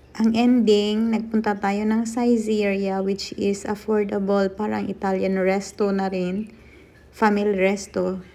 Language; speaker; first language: Filipino; native; Filipino